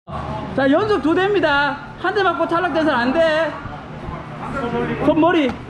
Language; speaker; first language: Korean; native; Korean